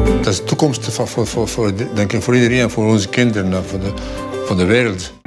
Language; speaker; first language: Dutch; non-native, fluent; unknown